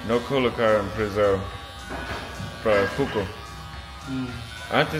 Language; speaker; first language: Spanish; non-native, learner; English